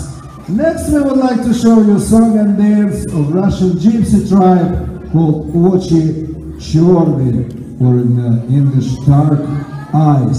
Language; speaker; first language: English; non-native, fluent; Russian